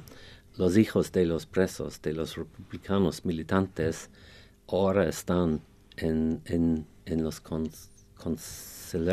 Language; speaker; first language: Spanish; non-native, fluent; English